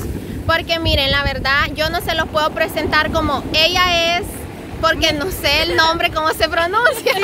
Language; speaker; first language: Spanish; native; Spanish